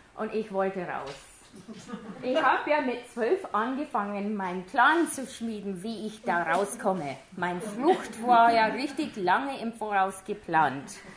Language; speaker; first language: German; non-native, fluent; English